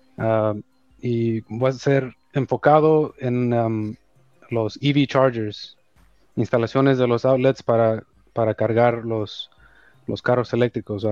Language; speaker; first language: Spanish; early bilingual, heritage; Spanish